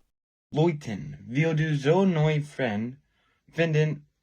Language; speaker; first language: German; non-native, learner; English